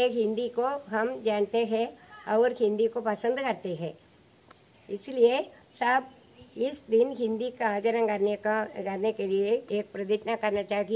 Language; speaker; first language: Hindi; non-native, local second language; Malayalam